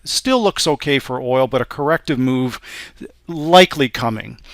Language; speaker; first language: English; native; English